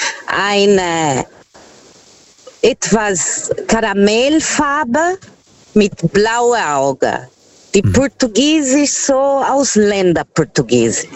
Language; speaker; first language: German; non-native, fluent; Portuguese